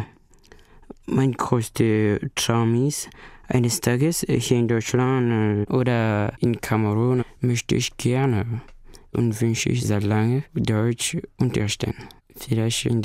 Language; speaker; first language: German; non-native, learner; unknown